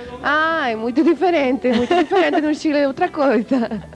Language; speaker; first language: Portuguese; non-native, learner; Spanish